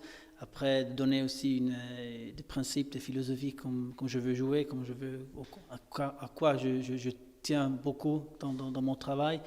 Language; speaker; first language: French; non-native, fluent; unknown